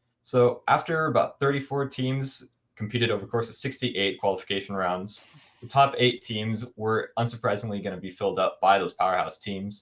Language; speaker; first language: English; native; English